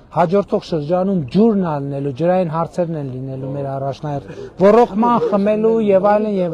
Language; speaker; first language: Armenian; native; Armenian